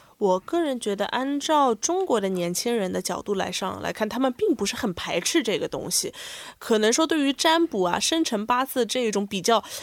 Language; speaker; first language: Chinese; native; Chinese